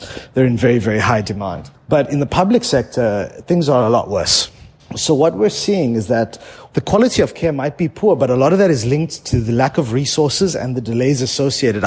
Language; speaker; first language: English; native; English